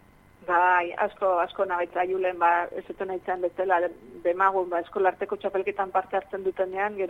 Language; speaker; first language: Basque; native; Basque